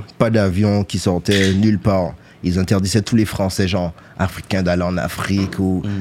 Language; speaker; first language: French; native; French